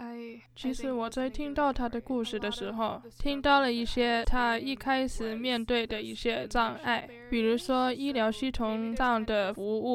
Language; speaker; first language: Chinese; early bilingual, heritage; Chinese